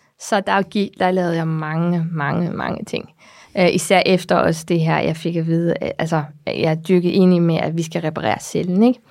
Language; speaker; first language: Danish; early bilingual, heritage; Danish